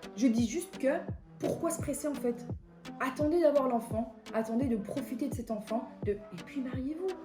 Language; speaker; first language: French; early bilingual, other home language; Persian